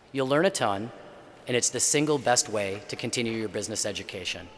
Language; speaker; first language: English; native; English